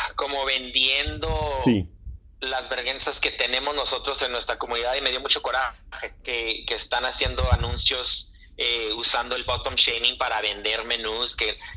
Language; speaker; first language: Spanish; early bilingual, heritage; Spanish